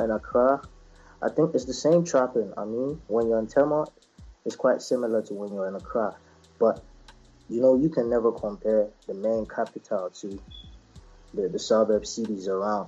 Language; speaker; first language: English; non-native, local second language; Akan